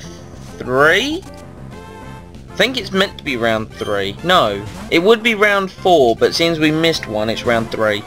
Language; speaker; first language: English; native; English